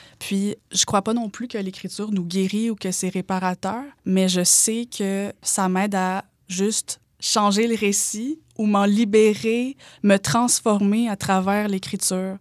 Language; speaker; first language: French; native; French